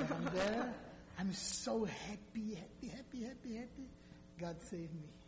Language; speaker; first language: English; non-native, learner; Portuguese